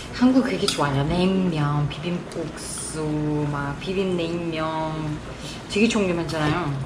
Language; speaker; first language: Korean; non-native, fluent; Russian